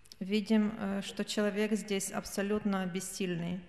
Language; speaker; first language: Polish; non-native, learner; Russian